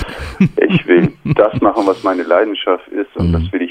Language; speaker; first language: German; non-native, fluent; Turkish